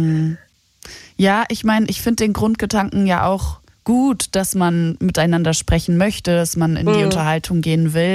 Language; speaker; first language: German; native; German